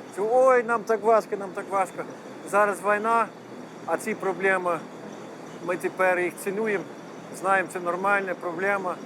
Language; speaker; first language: Ukrainian; non-native, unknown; Dutch